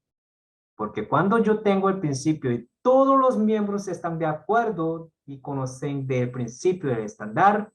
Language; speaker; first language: Spanish; non-native, fluent; Korean